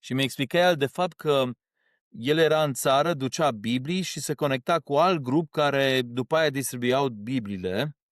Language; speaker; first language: Romanian; early bilingual, heritage; Romanian